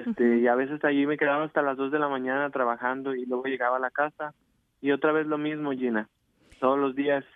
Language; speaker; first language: Spanish; native; Spanish